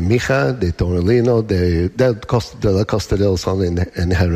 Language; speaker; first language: Spanish; non-native, learner; English